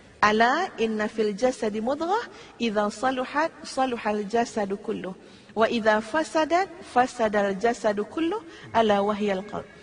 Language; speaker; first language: Malay; native; Malay